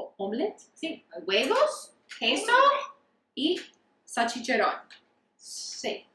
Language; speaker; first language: Spanish; non-native, learner; English